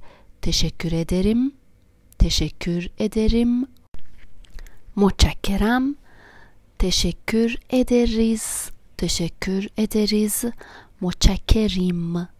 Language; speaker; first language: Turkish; non-native, fluent; Persian